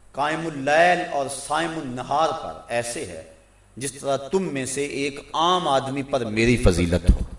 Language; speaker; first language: Urdu; native; Urdu